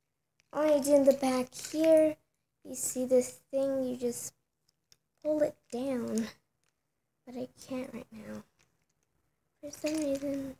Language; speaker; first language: English; native; English